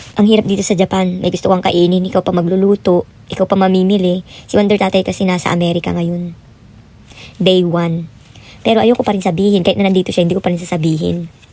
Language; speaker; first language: Filipino; native; Filipino